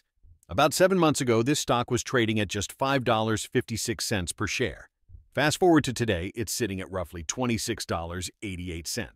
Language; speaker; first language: English; native; English